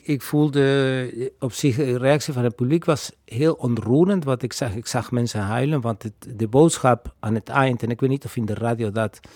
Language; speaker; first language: Dutch; non-native, fluent; Spanish